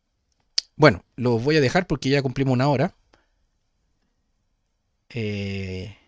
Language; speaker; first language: Spanish; native; Spanish